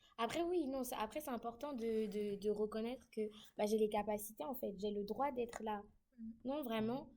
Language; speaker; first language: French; native; French